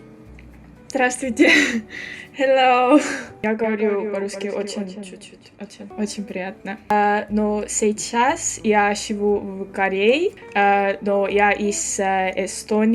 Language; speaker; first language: Russian; non-native, learner; Estonian